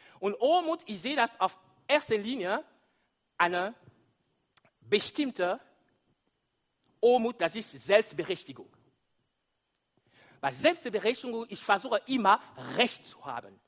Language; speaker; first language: German; non-native, fluent; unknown